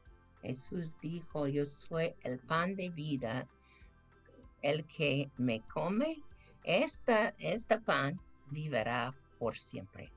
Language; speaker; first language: Spanish; non-native, fluent; English